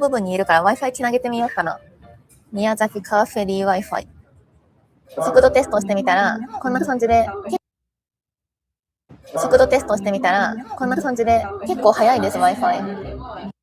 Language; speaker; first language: Japanese; native; Japanese